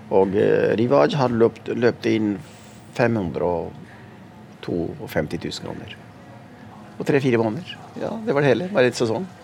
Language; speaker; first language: Norwegian; early bilingual, other home language; Punjabi